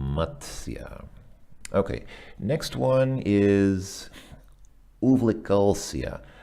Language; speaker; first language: Russian; non-native, fluent; English